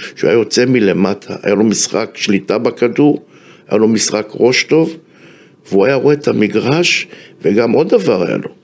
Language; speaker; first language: Hebrew; native; Hebrew